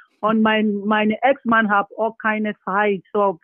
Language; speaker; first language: German; non-native, learner; Yoruba